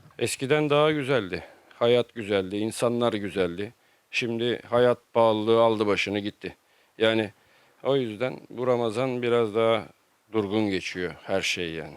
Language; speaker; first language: Turkish; native; Turkish